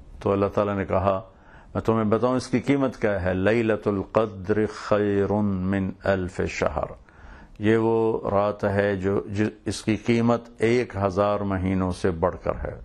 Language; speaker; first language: Urdu; non-native, local second language; Punjabi